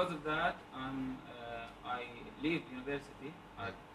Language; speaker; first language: English; non-native, learner; Arabic